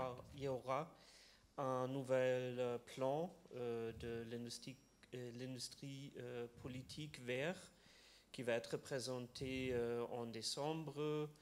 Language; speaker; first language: French; non-native, fluent; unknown